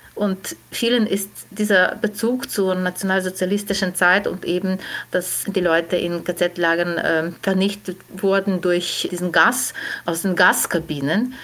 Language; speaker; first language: German; non-native, fluent; Ukrainian